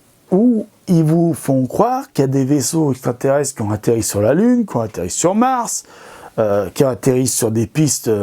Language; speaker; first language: French; native; French